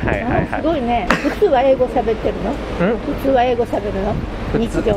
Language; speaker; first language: Japanese; native; Japanese